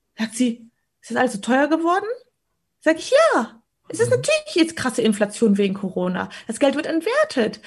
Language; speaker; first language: German; early bilingual, other home language; Polish